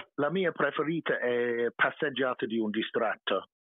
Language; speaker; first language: Italian; non-native, fluent; English